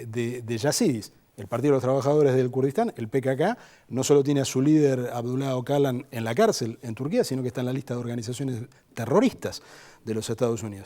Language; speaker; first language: Spanish; native; Spanish